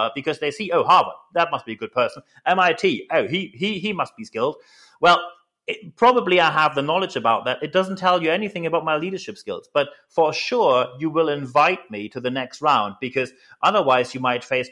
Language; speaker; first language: English; non-native, fluent; German